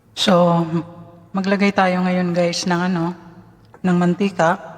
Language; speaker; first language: Filipino; non-native, local second language; Bikol